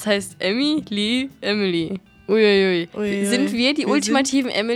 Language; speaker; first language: German; native; German